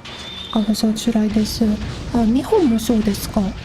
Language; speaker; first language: Japanese; non-native, learner; English